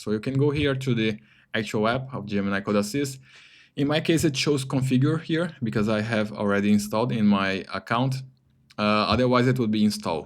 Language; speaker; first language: English; non-native, fluent; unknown